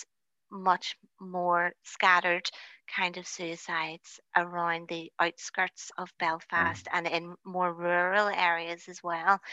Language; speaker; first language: English; native; English